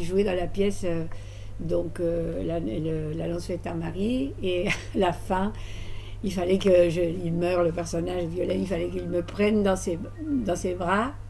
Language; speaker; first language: French; non-native, fluent; Spanish